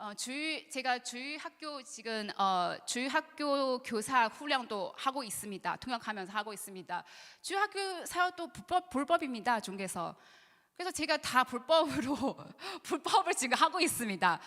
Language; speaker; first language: Korean; non-native, learner; Chinese